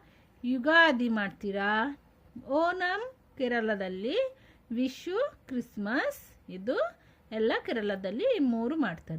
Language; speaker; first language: Kannada; non-native, local second language; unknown